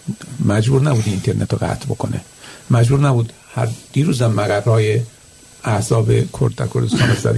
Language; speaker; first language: Persian; native; Persian